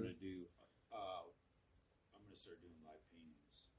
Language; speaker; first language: English; native; English